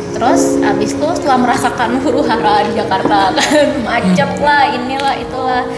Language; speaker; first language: Indonesian; native; Indonesian